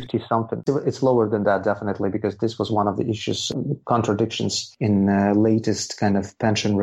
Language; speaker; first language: English; non-native, fluent; Russian